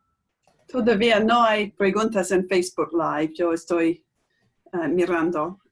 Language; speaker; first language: Spanish; non-native, fluent; English